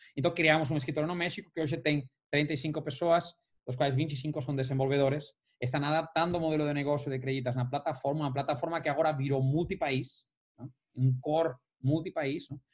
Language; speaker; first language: Portuguese; non-native, fluent; Spanish